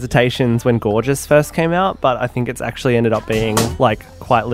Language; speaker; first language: English; native; English